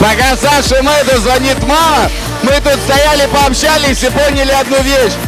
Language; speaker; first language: Russian; native; Russian